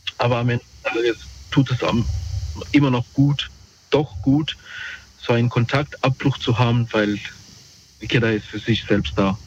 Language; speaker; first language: German; early bilingual, other home language; Romanian